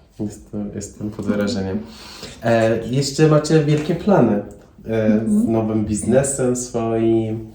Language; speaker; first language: Polish; non-native, fluent; Persian